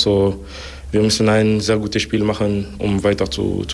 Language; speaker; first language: German; non-native, local second language; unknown